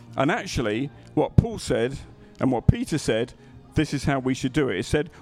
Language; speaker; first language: English; native; English